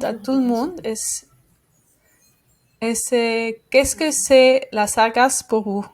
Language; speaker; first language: French; non-native, learner; Spanish